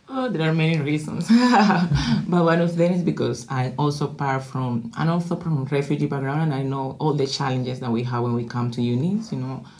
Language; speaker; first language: English; non-native, learner; Spanish